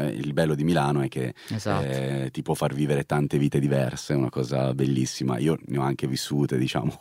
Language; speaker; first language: Italian; native; Italian